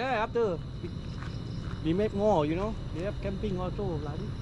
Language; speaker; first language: English; non-native, learner; Thai